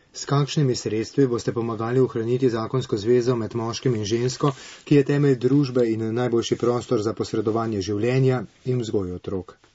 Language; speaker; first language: Slovenian; native; Slovenian